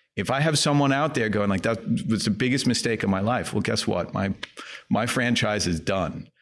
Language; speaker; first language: English; non-native, fluent; Danish